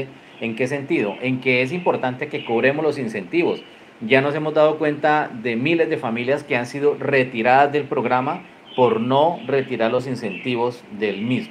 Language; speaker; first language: Spanish; native; Spanish